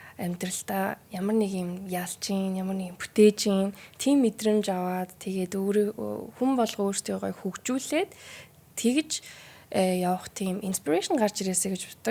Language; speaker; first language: Mongolian; early bilingual, heritage; Mongolian